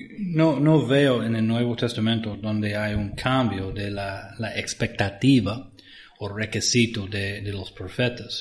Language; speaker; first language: Spanish; non-native, fluent; English